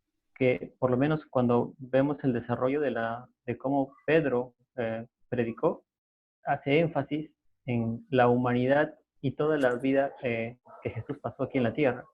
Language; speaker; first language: Spanish; native; Spanish